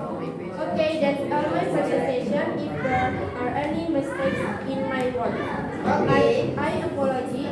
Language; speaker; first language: English; non-native, learner; Indonesian